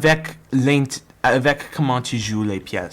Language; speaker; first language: French; non-native, learner; English